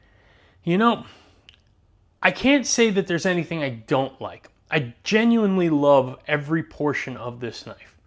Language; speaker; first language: English; native; English